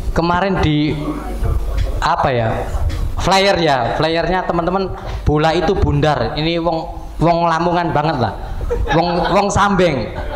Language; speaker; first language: Indonesian; native; Indonesian